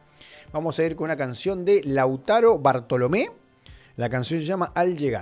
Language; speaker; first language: Spanish; native; Spanish